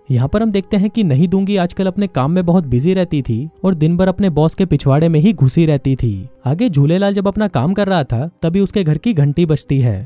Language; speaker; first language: Hindi; native; Hindi